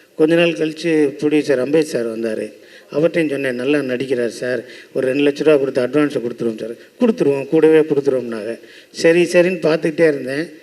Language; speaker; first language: Tamil; native; Tamil